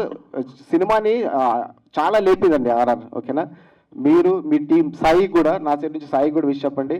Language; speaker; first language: Telugu; native; Telugu